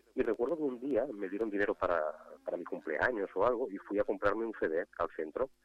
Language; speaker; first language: Spanish; native; Spanish